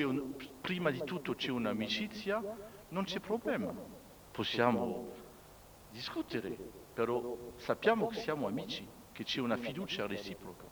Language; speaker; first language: Italian; non-native, fluent; French